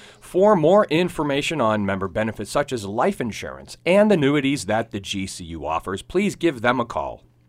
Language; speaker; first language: English; native; English